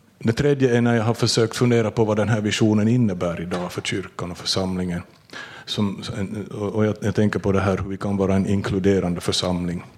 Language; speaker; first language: Swedish; native; Swedish